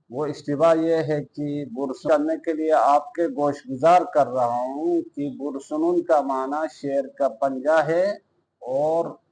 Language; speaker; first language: Urdu; non-native, local second language; Balti